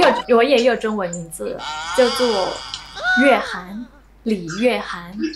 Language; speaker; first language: Chinese; non-native, fluent; Thai